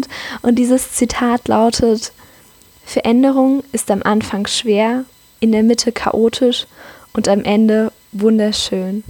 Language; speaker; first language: German; native; German